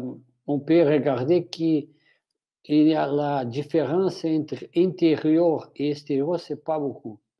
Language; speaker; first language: French; non-native, fluent; Portuguese